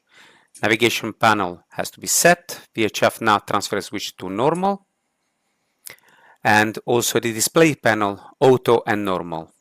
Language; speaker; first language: English; non-native, fluent; Italian